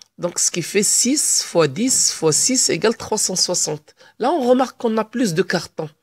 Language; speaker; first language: French; non-native, local second language; Arabic